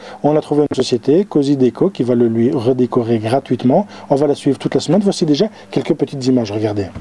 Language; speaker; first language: French; native; French